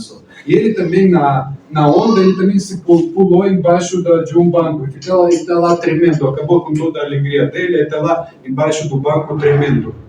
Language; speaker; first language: Portuguese; non-native, fluent; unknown